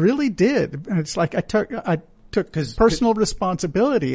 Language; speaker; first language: English; native; English